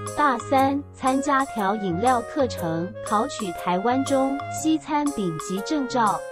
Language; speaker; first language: Chinese; non-native, fluent; Vietnamese